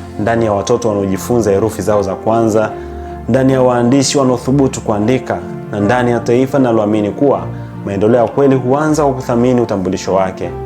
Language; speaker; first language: Swahili; native; Swahili